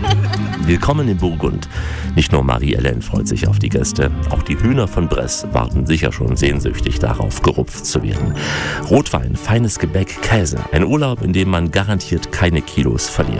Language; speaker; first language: German; native; German